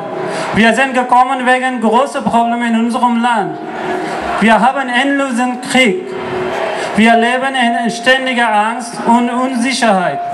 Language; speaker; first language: German; non-native, learner; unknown